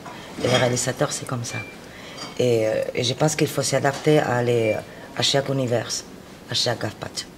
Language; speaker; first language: French; non-native, fluent; Spanish